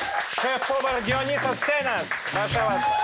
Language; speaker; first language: Russian; native; Russian